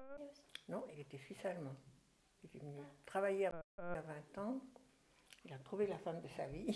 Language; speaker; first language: French; early bilingual, other home language; German